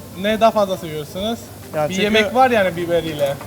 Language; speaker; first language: Turkish; non-native, learner; Italian